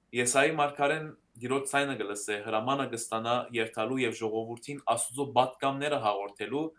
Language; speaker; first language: Armenian; early bilingual, heritage; Armenian